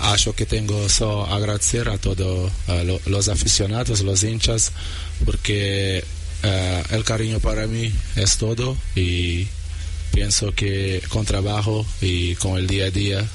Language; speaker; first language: Spanish; non-native, learner; Portuguese